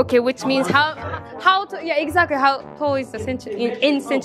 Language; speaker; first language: English; non-native, fluent; Japanese